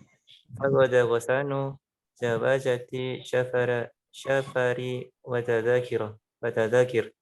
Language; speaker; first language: Arabic; non-native, learner; Indonesian